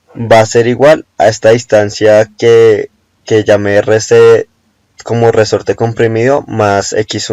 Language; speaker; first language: Spanish; native; Spanish